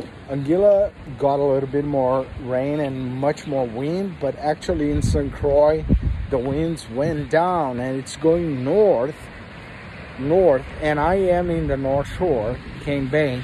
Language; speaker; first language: English; non-native, fluent; Portuguese